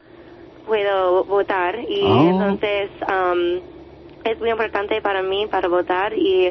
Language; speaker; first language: Spanish; non-native, learner; English